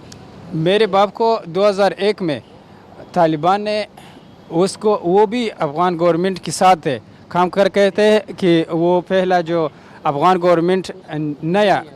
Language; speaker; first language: Hindi; non-native, learner; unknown